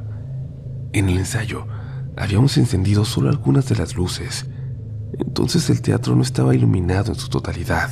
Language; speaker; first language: Spanish; native; Spanish